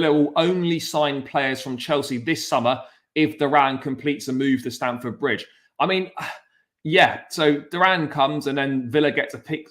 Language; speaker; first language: English; native; English